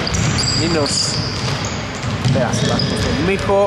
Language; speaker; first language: Greek; native; Greek